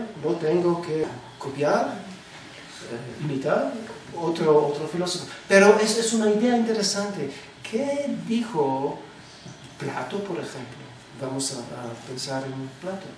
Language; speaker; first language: Spanish; non-native, fluent; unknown